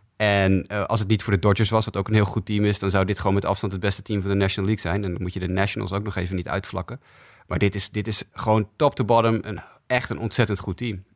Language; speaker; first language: Dutch; native; Dutch